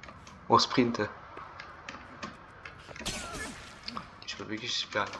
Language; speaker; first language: French; native; French